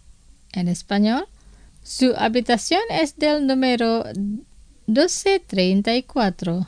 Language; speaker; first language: Spanish; non-native, fluent; Indonesian